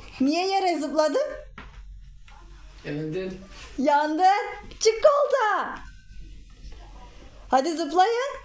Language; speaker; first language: Turkish; native; Turkish